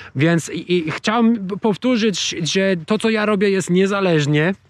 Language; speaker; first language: Polish; non-native, learner; English